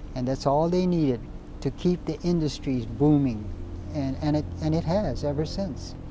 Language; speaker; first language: English; native; English